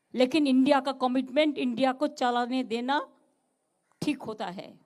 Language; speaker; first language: Hindi; non-native, local second language; Bangla